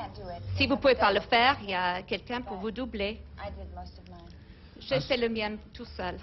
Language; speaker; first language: French; non-native, learner; English